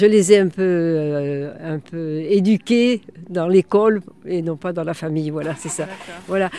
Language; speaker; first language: French; native; French